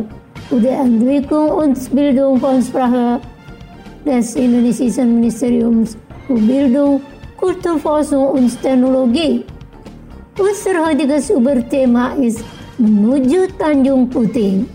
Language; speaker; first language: German; non-native, learner; Indonesian